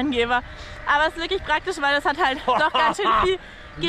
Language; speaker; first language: German; native; German